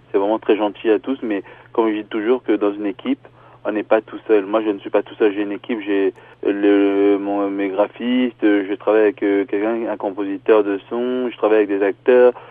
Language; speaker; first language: French; early bilingual, other home language; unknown